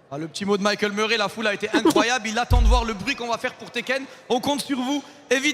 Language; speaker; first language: French; native; French